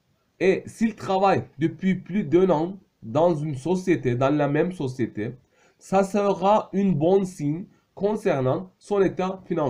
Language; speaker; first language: French; non-native, fluent; Turkish